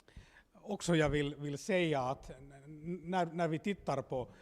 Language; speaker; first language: Swedish; non-native, local second language; Finnish